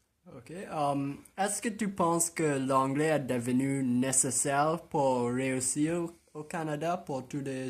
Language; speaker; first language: French; non-native, local second language; English